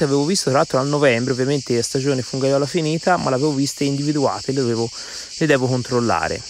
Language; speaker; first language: Italian; native; Italian